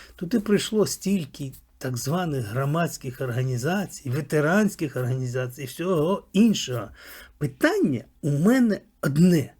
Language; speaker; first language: Ukrainian; native; Ukrainian